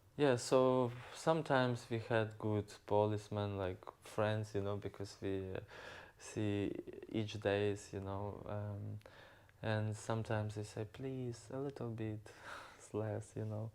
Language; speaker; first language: English; non-native, learner; Ukrainian